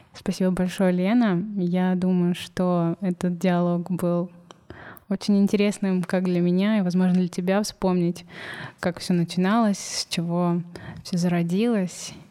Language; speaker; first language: Russian; native; Russian